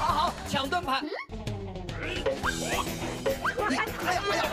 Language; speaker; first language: Chinese; native; Chinese